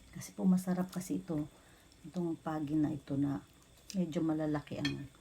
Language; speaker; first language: Filipino; non-native, local second language; Bikol